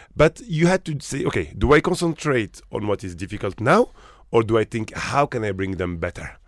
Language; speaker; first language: English; non-native, fluent; Arabic